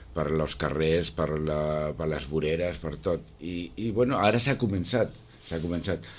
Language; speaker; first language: Catalan; non-native, local second language; Spanish